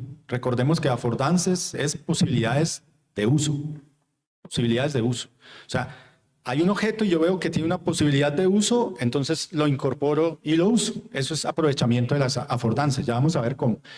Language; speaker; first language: Spanish; native; Spanish